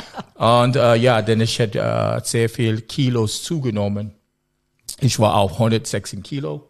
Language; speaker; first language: German; non-native, learner; English